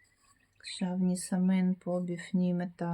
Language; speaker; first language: Hebrew; non-native, fluent; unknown